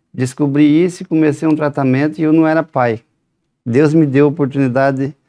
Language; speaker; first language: Portuguese; native; Portuguese